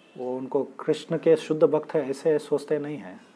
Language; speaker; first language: Hindi; non-native, local second language; Kannada